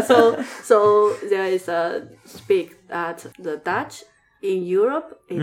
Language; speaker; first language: English; non-native, learner; Chinese